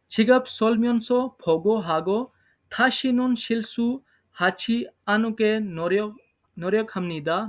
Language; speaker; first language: Korean; non-native, learner; Hindi